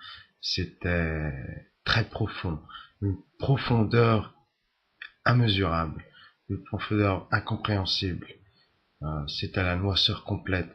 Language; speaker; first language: French; native; French